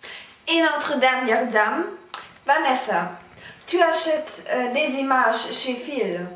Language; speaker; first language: French; non-native, learner; German